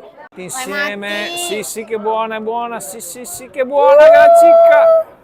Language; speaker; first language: Italian; native; Italian